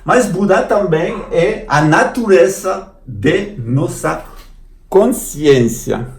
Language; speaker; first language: Portuguese; non-native, fluent; French